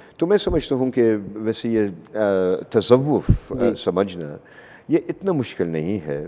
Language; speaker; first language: Urdu; non-native, fluent; English